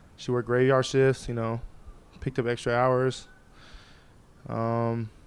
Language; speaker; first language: English; native; English